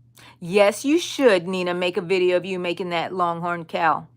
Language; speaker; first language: English; native; English